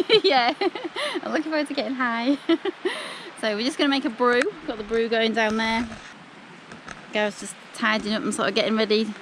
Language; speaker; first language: English; native; English